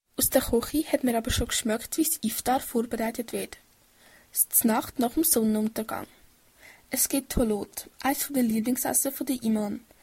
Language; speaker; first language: German; native; German